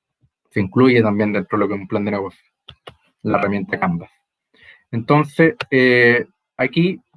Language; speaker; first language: Spanish; native; Spanish